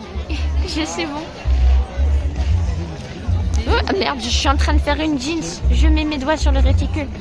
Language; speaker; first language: French; native; French